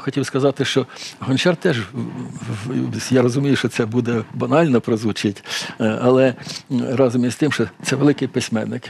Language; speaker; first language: Ukrainian; native; Ukrainian